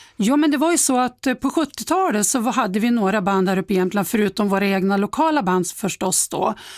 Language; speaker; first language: Swedish; native; Swedish